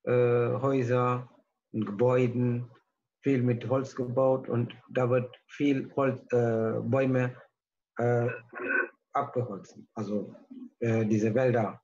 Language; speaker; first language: German; non-native, learner; Tamil